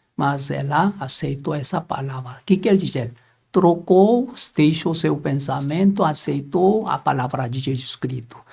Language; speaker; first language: Portuguese; non-native, learner; Korean